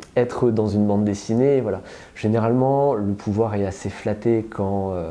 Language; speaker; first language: French; native; French